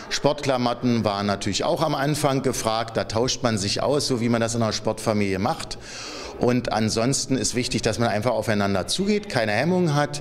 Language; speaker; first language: German; native; German